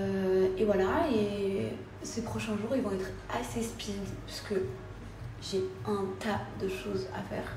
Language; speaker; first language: French; native; French